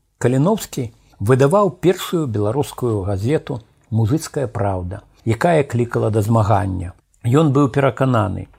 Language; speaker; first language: Belarusian; native; Belarusian